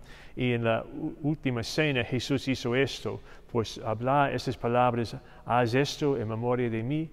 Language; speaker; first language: Spanish; non-native, fluent; English